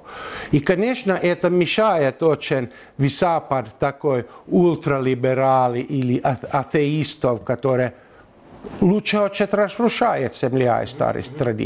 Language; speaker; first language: Russian; non-native, learner; Finnish